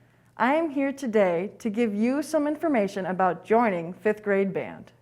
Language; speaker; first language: English; native; English